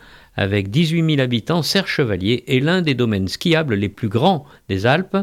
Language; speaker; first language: French; native; French